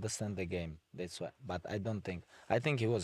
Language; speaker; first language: English; non-native, fluent; Avaric